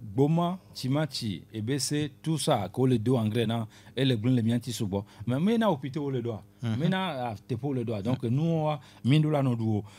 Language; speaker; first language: French; non-native, local second language; Ewe